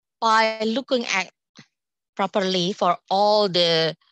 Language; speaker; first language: English; non-native, local second language; Indonesian